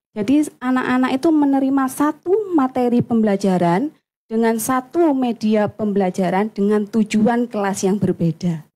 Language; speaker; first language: Indonesian; non-native, local second language; Javanese